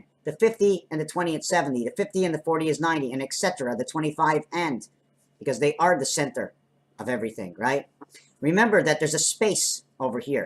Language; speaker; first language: English; native; English